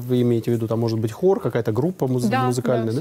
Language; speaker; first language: Russian; native; Russian